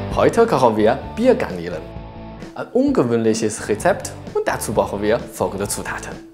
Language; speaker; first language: German; non-native, local second language; Chinese